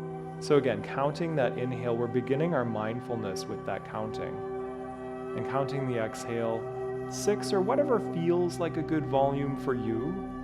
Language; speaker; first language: English; native; English